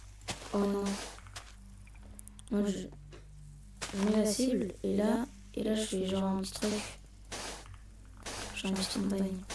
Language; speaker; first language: French; native; French